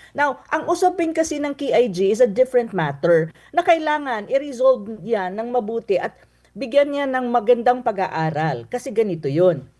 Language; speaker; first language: Filipino; non-native, local second language; Cebuano